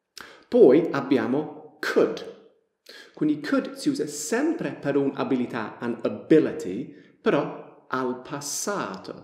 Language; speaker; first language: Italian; non-native, fluent; English